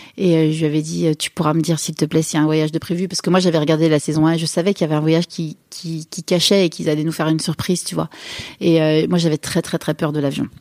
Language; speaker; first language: French; native; French